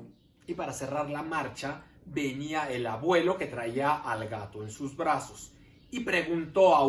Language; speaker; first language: Spanish; native; Spanish